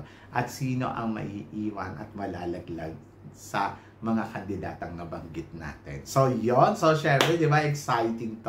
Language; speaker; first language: Filipino; native; Filipino